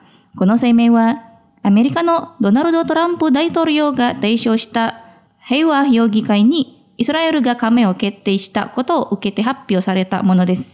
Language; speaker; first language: Japanese; non-native, fluent; Indonesian